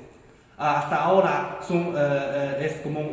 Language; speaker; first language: Spanish; non-native, learner; Chinese